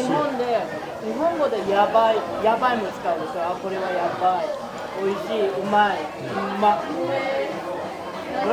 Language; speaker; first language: Japanese; non-native, fluent; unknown